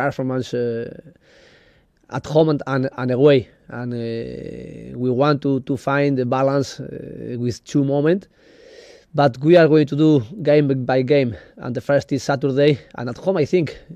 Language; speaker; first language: English; non-native, learner; Spanish